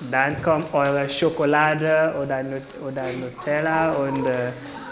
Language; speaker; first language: German; non-native, learner; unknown